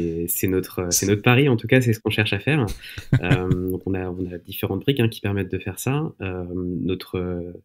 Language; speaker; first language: French; native; French